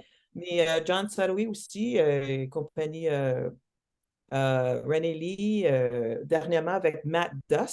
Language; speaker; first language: French; non-native, local second language; English